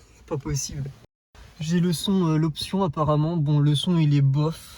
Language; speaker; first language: French; native; French